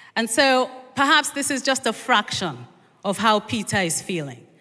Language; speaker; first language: English; native; English